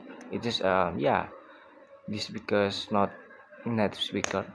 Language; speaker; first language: English; non-native, learner; Indonesian